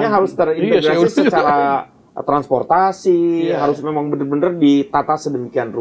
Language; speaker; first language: Indonesian; native; Indonesian